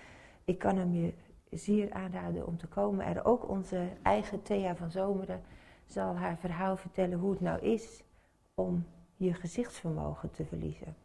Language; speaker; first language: Dutch; native; Dutch